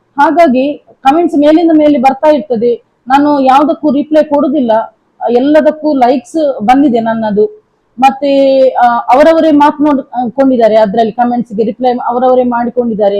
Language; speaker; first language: Kannada; non-native, local second language; Tulu